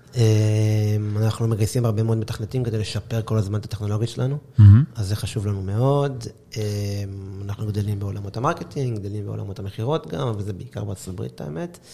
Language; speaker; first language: Hebrew; native; Hebrew